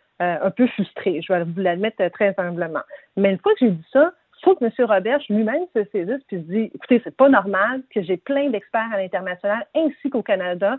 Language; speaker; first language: French; native; French